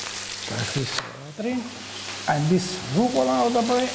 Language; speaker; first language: German; non-native, learner; Italian